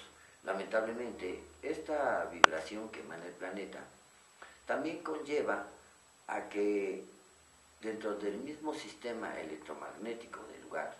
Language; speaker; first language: Spanish; native; Spanish